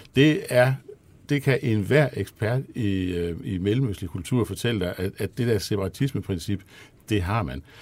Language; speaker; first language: Danish; native; Danish